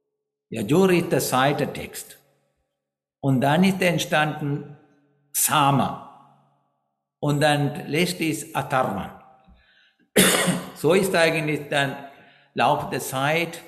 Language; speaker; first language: German; non-native, fluent; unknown